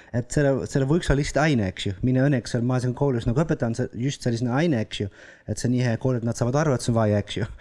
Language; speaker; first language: Estonian; non-native, fluent; Dutch